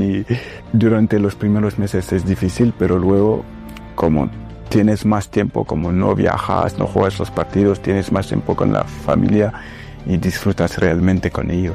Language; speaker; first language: Spanish; non-native, fluent; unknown